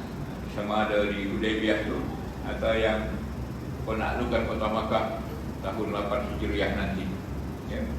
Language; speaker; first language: Malay; native; Malay